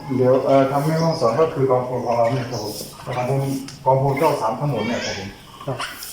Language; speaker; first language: Thai; non-native, local second language; Chinese